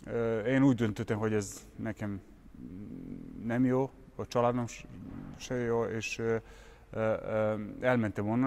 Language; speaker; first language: Hungarian; non-native, fluent; Serbian